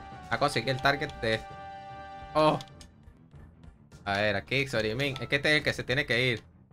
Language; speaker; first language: Spanish; native; Spanish